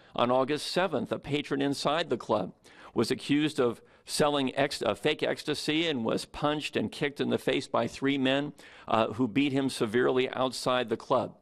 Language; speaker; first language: English; native; English